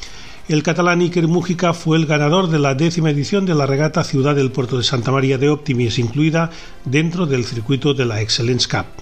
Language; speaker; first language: Spanish; native; Spanish